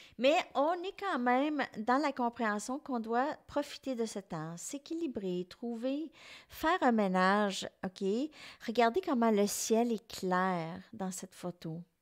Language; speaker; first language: French; native; French